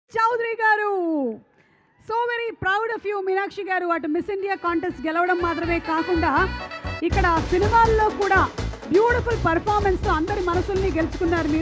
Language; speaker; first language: Telugu; native; Telugu